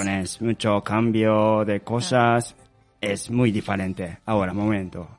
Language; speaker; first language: Spanish; non-native, learner; Japanese